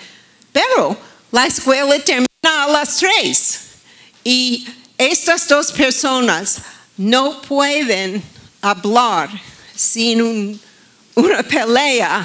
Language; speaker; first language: Spanish; non-native, fluent; English